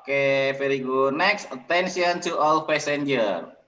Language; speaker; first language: English; non-native, learner; Indonesian